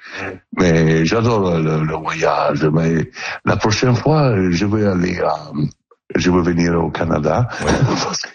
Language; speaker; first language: French; non-native, learner; Italian